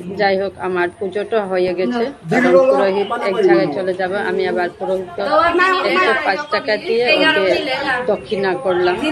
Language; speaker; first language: Bangla; non-native, local second language; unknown